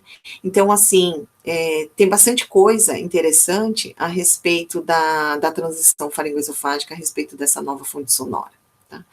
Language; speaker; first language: Portuguese; native; Portuguese